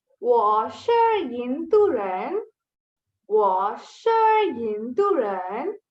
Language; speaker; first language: Chinese; non-native, fluent; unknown